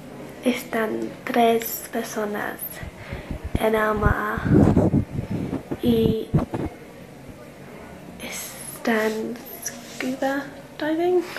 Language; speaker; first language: Spanish; non-native, learner; English